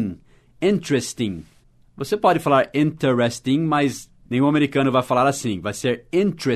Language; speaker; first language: Portuguese; non-native, fluent; English